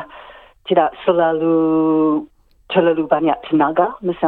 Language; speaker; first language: Indonesian; non-native, fluent; English